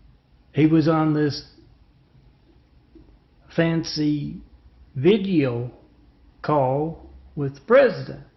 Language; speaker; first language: English; native; English